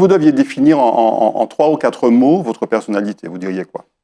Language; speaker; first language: French; native; French